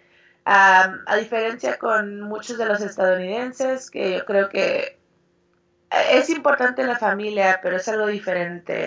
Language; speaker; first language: Spanish; early bilingual, heritage; Spanish